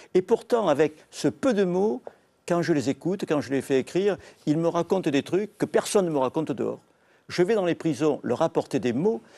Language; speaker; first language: French; native; French